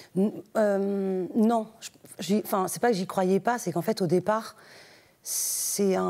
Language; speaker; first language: French; native; French